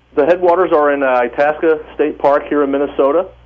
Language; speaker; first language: English; native; English